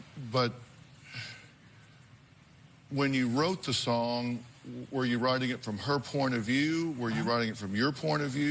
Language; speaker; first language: English; native; English